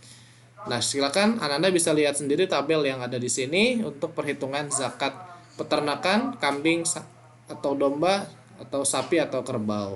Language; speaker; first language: Indonesian; native; Indonesian